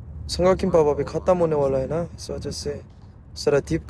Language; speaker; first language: Hindi; non-native, learner; Korean